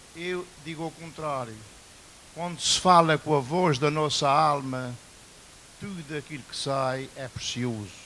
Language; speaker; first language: Portuguese; native; Portuguese